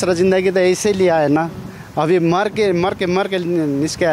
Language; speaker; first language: Hindi; non-native, learner; Nepali